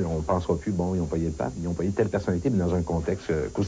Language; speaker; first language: French; native; French